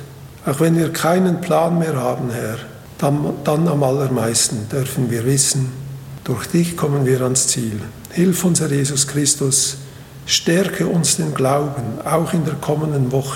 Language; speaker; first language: German; native; German